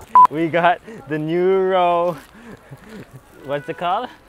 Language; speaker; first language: English; native; English